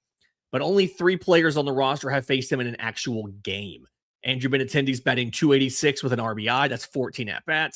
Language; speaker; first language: English; native; English